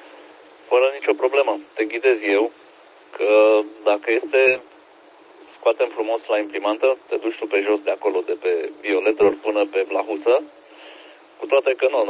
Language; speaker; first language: Romanian; native; Romanian